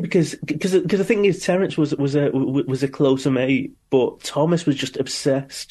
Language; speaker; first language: English; native; English